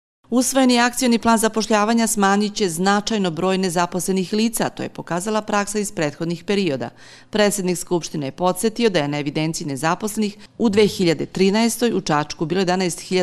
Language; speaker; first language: Serbian; native; Serbian